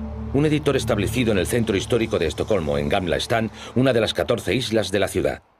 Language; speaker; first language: Spanish; native; Spanish